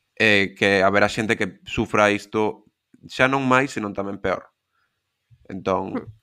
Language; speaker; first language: Galician; non-native, local second language; Spanish